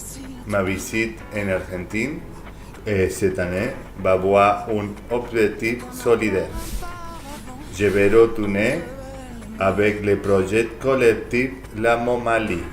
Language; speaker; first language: French; non-native, learner; Spanish